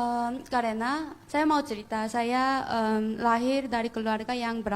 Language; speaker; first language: Indonesian; non-native, fluent; Korean